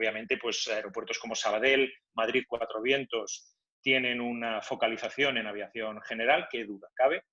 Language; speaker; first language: Spanish; native; Spanish